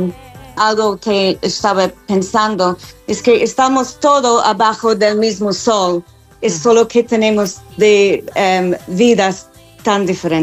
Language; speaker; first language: Spanish; non-native, fluent; English